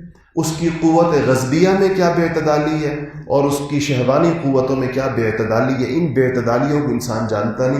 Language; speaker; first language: Urdu; native; Urdu